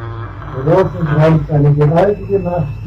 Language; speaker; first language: German; native; German